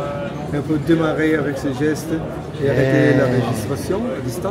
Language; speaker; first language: French; non-native, learner; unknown